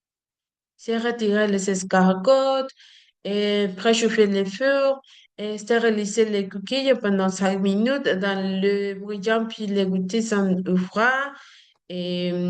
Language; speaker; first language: French; non-native, learner; Spanish